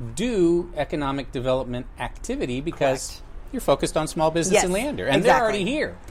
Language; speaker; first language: English; native; English